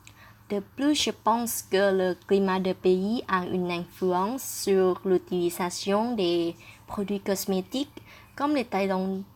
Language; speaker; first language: French; non-native, fluent; Thai